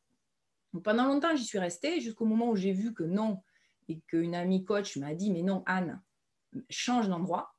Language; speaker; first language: French; native; French